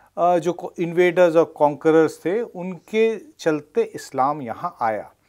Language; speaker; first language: Hindi; non-native, local second language; Bangla